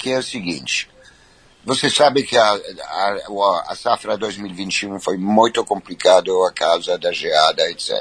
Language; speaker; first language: Portuguese; non-native, fluent; French